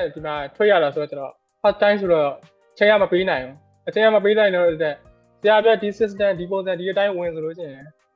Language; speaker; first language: Burmese; native; Burmese